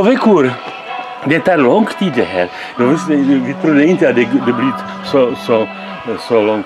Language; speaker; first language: Swedish; non-native, learner; Czech